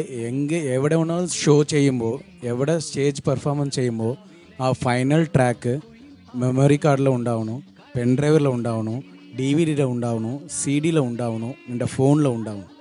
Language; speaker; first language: Malayalam; non-native, learner; Tamil